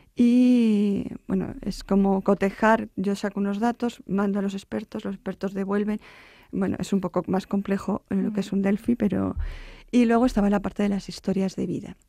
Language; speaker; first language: Spanish; native; Spanish